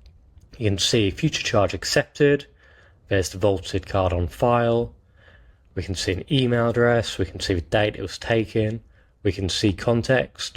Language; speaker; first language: English; native; English